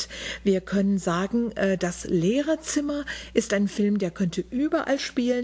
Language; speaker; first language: German; native; German